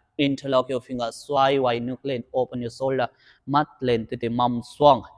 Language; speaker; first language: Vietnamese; non-native, learner; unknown